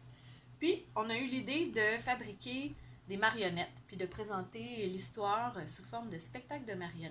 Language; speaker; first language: French; native; French